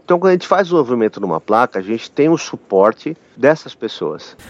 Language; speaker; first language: Portuguese; native; Portuguese